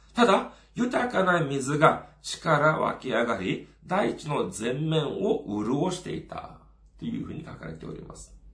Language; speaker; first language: Japanese; non-native, fluent; Korean